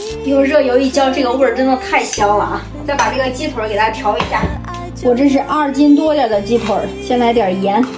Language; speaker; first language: Chinese; native; Chinese